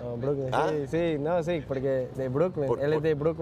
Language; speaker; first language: Spanish; early bilingual, heritage; English